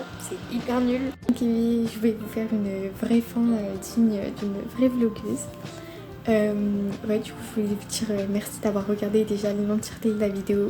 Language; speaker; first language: French; native; French